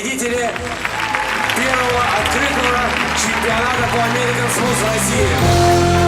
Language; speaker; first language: Russian; native; Russian